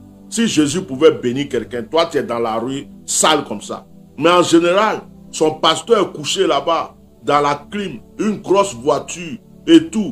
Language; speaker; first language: French; non-native, local second language; Baoulé